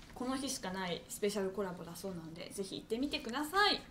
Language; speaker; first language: Japanese; native; Japanese